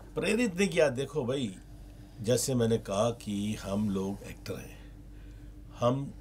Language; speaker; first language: Hindi; native; Hindi